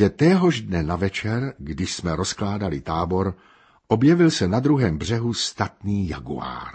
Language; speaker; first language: Czech; native; Czech